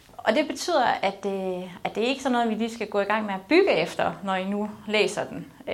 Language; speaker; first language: Danish; native; Danish